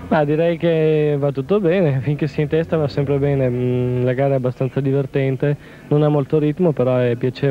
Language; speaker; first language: Italian; native; Italian